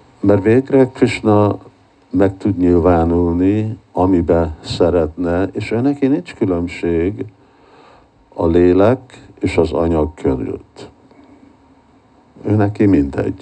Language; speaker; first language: Hungarian; early bilingual, heritage; Hungarian